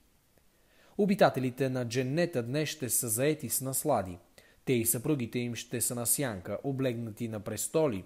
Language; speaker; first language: Bulgarian; native; Bulgarian